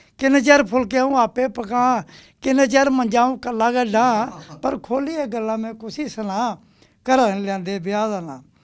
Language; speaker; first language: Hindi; non-native, local second language; Dogri